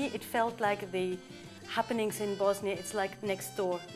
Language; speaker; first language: English; non-native, fluent; German